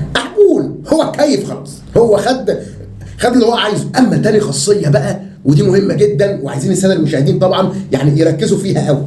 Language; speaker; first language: Arabic; native; Arabic